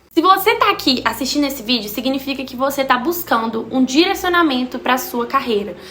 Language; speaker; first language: Portuguese; native; Portuguese